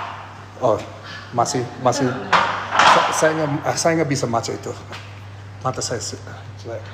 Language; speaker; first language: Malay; non-native, learner; English